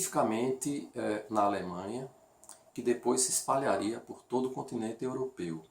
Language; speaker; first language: Portuguese; native; Portuguese